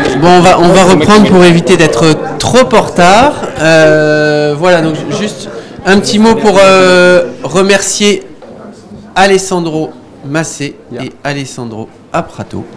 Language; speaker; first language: French; native; French